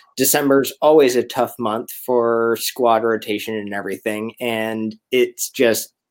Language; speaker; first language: English; native; English